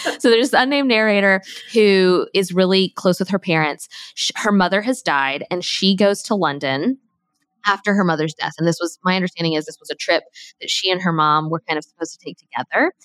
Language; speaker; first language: English; native; English